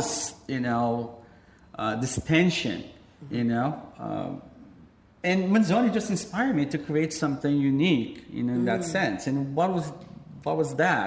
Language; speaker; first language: English; non-native, fluent; Portuguese